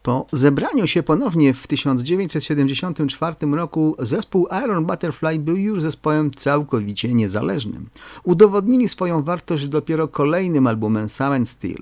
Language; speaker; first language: Polish; native; Polish